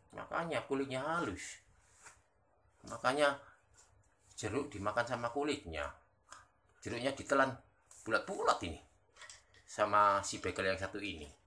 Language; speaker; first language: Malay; non-native, local second language; Javanese